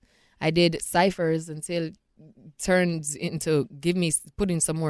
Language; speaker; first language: English; non-native, local second language; Jamaican Creole English